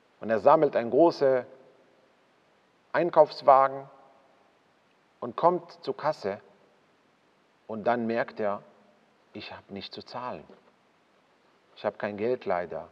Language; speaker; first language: German; non-native, fluent; Hebrew